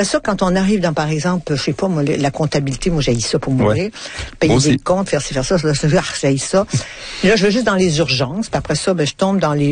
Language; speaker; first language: French; native; French